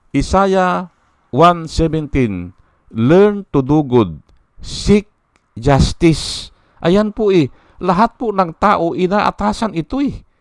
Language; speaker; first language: Filipino; non-native, local second language; Iloko